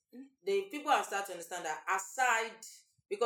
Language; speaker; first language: English; non-native, local second language; Igbo